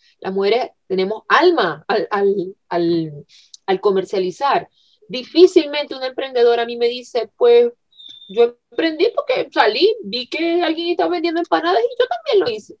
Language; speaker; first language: Spanish; native; Spanish